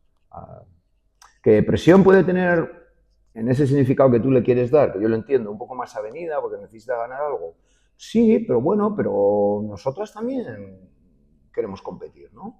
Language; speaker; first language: Spanish; native; Spanish